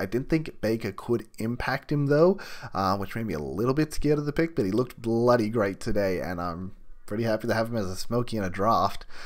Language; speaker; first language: English; native; English